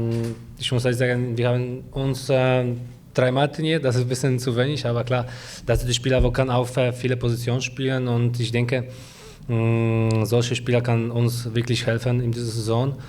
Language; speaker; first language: German; non-native, fluent; Polish